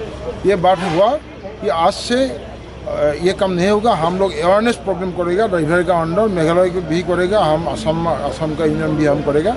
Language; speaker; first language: Hindi; non-native, local second language; Assamese